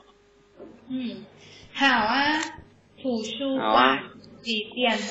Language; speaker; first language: Chinese; non-native, fluent; Thai